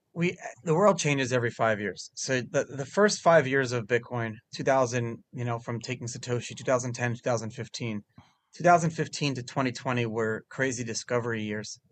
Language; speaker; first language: English; early bilingual, other home language; Hebrew